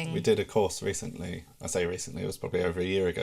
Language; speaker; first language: English; native; English